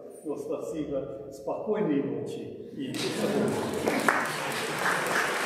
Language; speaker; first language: Russian; non-native, learner; English